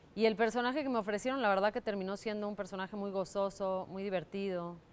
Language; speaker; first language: Spanish; native; Spanish